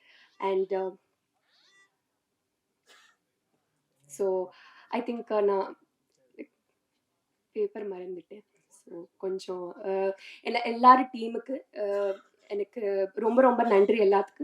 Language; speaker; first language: Tamil; non-native, fluent; Telugu